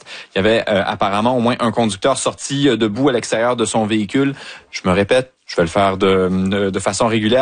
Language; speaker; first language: French; native; French